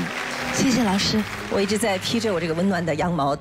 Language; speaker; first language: Chinese; native; Chinese